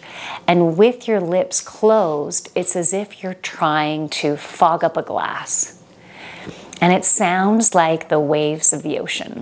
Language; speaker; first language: English; native; English